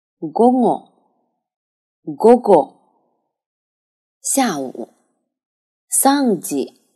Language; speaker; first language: Japanese; non-native, fluent; Chinese